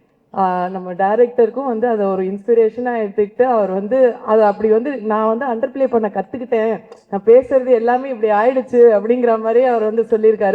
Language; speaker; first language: Tamil; native; Tamil